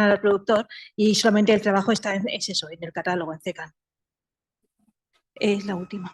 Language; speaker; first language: Spanish; native; Spanish